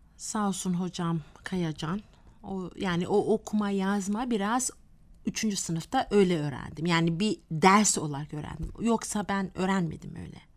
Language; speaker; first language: Turkish; non-native, fluent; Malay